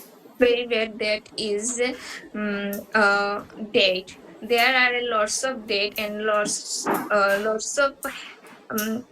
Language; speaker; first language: English; non-native, learner; Bangla